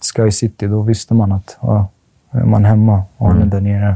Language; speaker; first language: Swedish; early bilingual, other home language; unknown